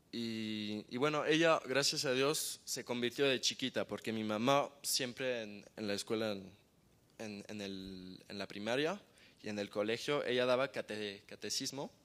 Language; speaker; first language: Spanish; early bilingual, heritage; Spanish